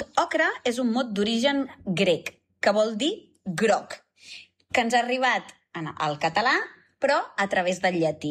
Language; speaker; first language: Catalan; native; Catalan